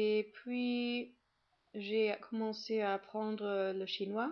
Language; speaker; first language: French; non-native, fluent; German